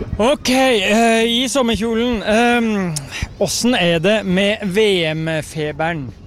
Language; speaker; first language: Norwegian; native; Norwegian